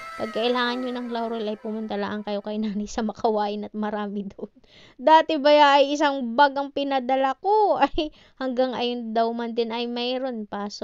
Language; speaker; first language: Filipino; native; Filipino